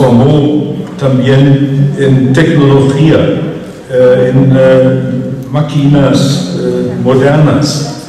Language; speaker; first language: Spanish; non-native, fluent; German